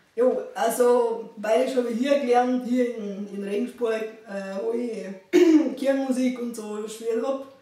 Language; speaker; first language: German; non-native, fluent; Bulgarian